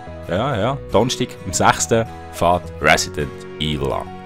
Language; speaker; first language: German; native; German